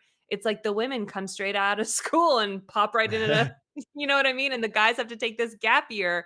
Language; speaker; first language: English; native; English